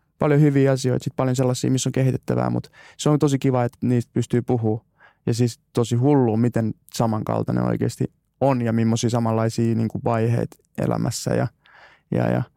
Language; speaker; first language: Finnish; native; Finnish